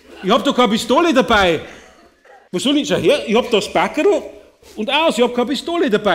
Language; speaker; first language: German; native; German